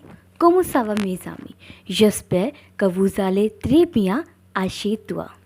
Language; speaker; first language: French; non-native, learner; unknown